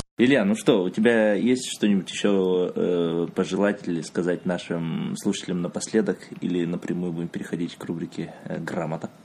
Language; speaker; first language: Russian; native; Russian